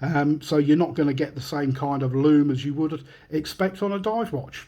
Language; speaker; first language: English; native; English